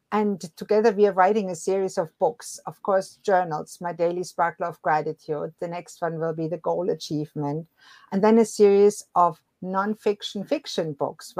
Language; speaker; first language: English; non-native, fluent; German